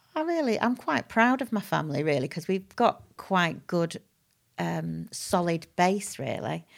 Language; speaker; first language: English; native; English